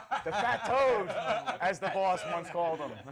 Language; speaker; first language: English; native; English